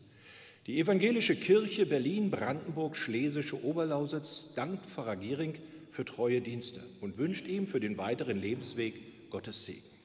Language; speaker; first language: German; native; German